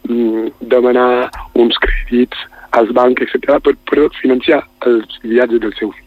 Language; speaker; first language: Catalan; non-native, fluent; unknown